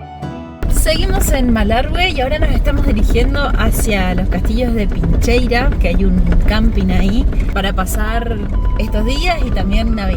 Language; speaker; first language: Spanish; native; Spanish